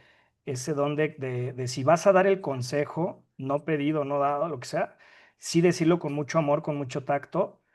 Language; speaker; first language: Spanish; native; Spanish